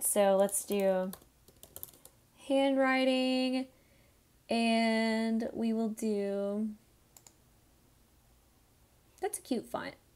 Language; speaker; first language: English; native; English